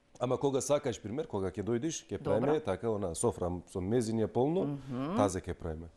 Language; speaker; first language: Macedonian; non-native, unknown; Turkish